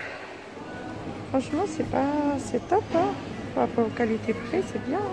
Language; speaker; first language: French; native; French